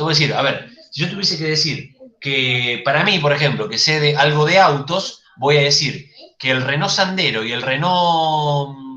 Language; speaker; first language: Spanish; native; Spanish